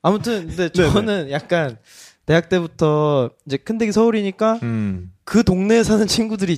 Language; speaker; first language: Korean; native; Korean